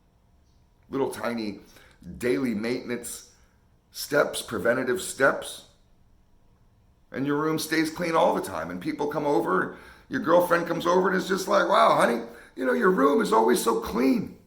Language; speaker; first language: English; native; English